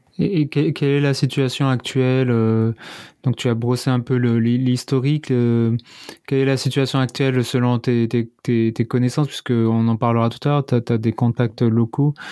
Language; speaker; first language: French; native; French